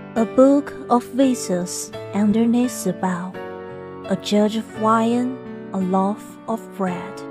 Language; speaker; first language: English; non-native, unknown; Chinese